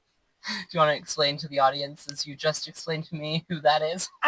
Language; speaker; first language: English; native; English